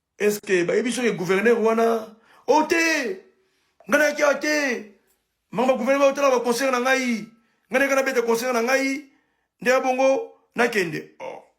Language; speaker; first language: Lingala; native; Lingala